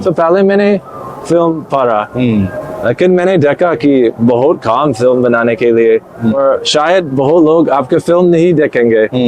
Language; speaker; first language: Hindi; non-native, learner; English